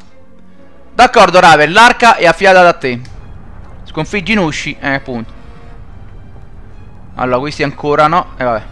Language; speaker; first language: Italian; native; Italian